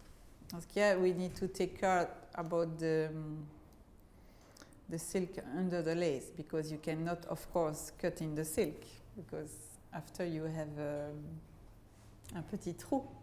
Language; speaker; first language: English; non-native, fluent; French